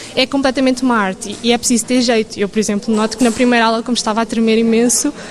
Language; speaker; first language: Portuguese; native; Portuguese